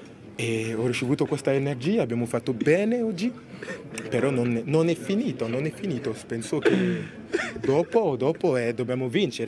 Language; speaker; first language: Italian; non-native, fluent; French